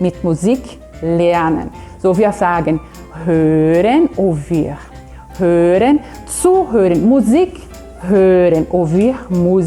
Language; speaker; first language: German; non-native, fluent; Portuguese